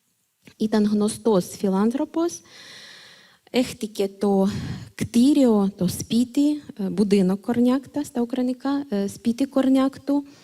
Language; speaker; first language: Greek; non-native, fluent; Ukrainian